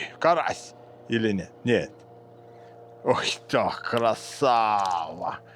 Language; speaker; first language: Russian; non-native, fluent; Lithuanian